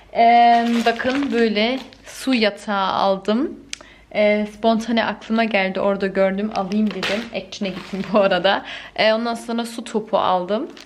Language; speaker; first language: Turkish; early bilingual, heritage; Turkish